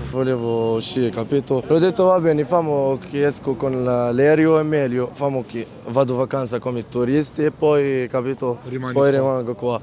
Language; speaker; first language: Italian; non-native, learner; Arabic